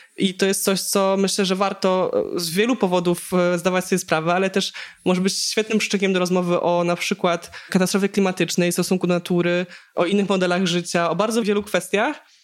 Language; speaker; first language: Polish; native; Polish